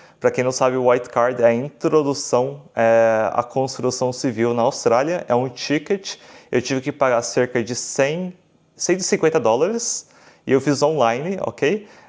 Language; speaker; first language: Portuguese; native; Portuguese